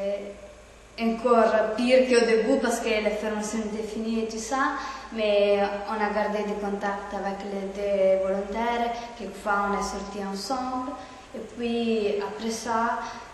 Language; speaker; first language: French; non-native, fluent; Italian